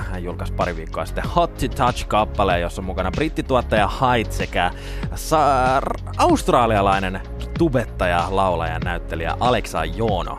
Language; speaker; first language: Finnish; native; Finnish